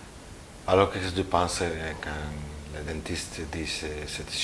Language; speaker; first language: French; non-native, learner; Spanish